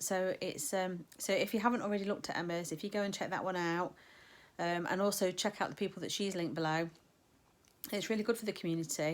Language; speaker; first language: English; native; English